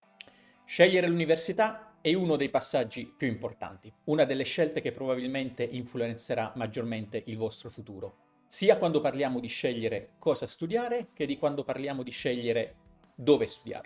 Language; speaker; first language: Italian; native; Italian